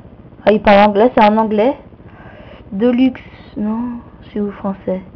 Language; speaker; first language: French; native; French